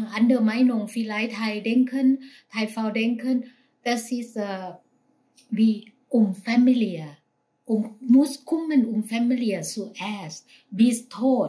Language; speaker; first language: German; non-native, learner; Thai